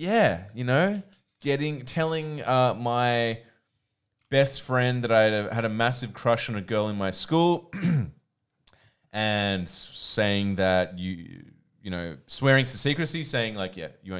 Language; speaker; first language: English; non-native, local second language; Croatian